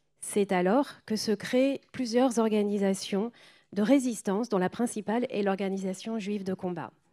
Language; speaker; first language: French; native; French